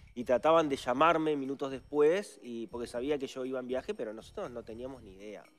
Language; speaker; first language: Spanish; native; Spanish